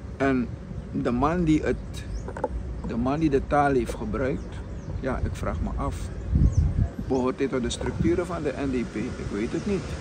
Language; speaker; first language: Dutch; native; Dutch